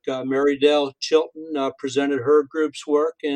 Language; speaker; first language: English; native; English